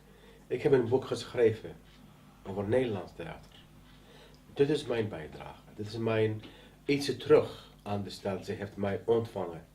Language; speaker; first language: Dutch; non-native, learner; Arabic